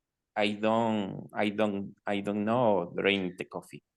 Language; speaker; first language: English; non-native, learner; Spanish